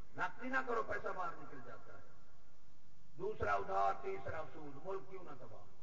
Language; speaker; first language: Urdu; non-native, local second language; Punjabi